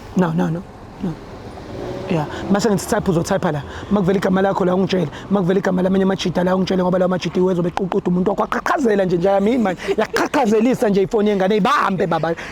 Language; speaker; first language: Zulu; native; Zulu